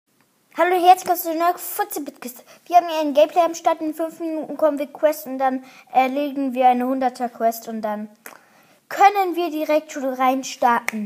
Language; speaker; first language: German; native; German